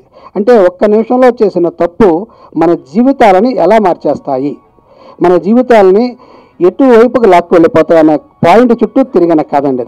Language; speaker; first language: Telugu; native; Telugu